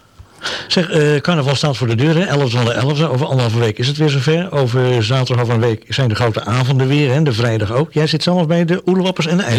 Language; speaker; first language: Dutch; native; Dutch